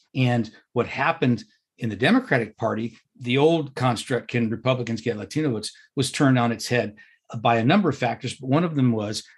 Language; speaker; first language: English; native; English